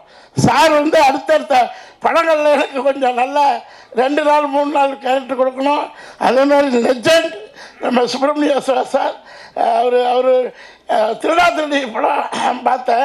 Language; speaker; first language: Tamil; native; Tamil